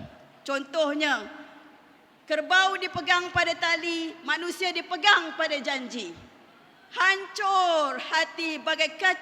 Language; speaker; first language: Malay; native; Malay